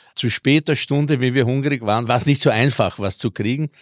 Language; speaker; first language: German; early bilingual, other home language; Croatian